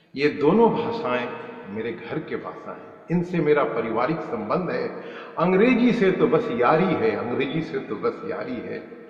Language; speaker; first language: Hindi; non-native, local second language; Urdu